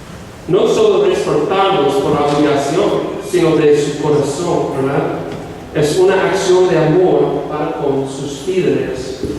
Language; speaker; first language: Spanish; non-native, fluent; English